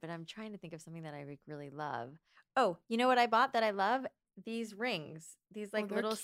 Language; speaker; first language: English; native; English